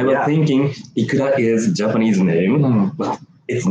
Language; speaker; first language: English; non-native, learner; Japanese